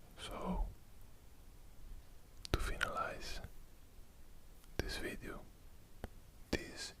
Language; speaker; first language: English; non-native, fluent; Italian